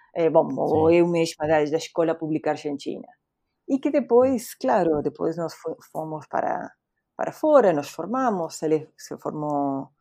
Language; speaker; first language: Portuguese; non-native, fluent; Spanish